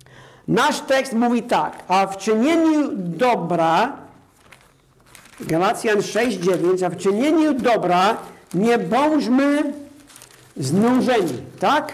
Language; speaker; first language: Polish; non-native, fluent; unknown